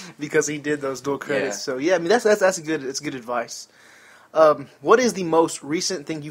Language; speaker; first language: English; native; English